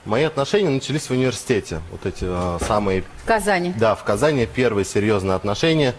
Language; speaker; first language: Russian; native; Russian